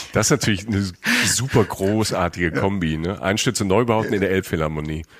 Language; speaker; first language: German; native; German